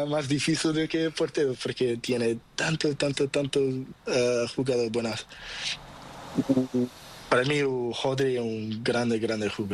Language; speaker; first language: Spanish; non-native, learner; Portuguese